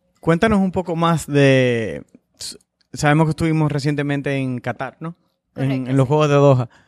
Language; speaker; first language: Spanish; native; Spanish